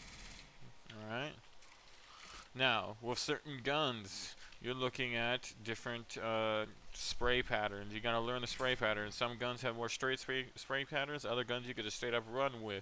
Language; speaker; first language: English; native; English